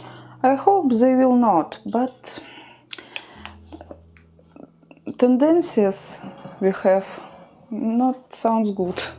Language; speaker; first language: English; non-native, learner; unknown